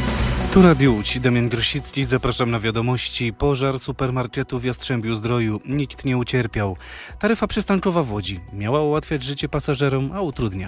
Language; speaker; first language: Polish; native; Polish